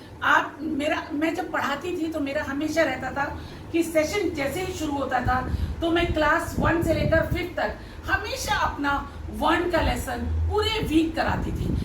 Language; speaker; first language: Hindi; native; Hindi